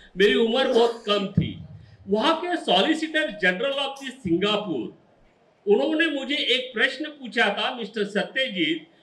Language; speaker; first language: Hindi; non-native, local second language; Marathi